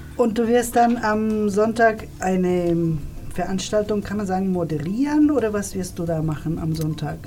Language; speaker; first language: German; non-native, fluent; Spanish